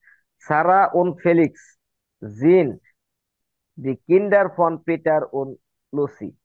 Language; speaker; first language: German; non-native, fluent; Bangla